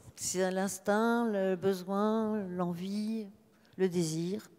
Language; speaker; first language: French; native; French